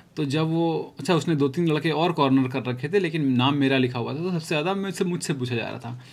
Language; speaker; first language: Hindi; native; Hindi